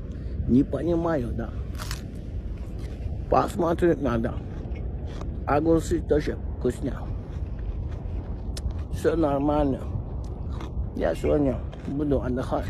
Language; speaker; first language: Russian; non-native, learner; Turkmen